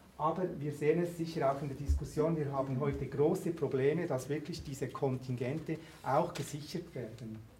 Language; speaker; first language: German; native; German